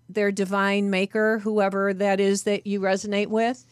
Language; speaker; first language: English; native; English